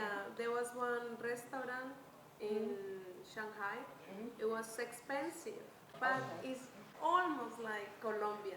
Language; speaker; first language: English; non-native, fluent; Spanish